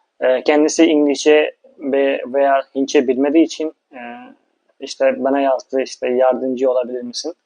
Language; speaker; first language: Turkish; non-native, fluent; Hindi